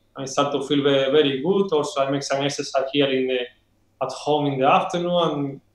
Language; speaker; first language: English; non-native, learner; Spanish